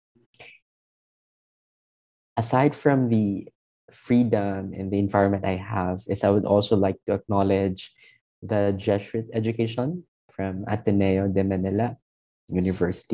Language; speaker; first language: English; non-native, local second language; Hiligaynon